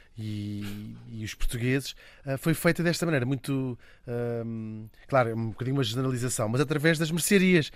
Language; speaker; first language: Portuguese; native; Portuguese